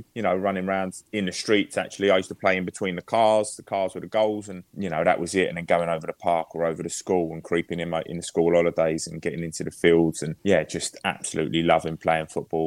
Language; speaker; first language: English; native; English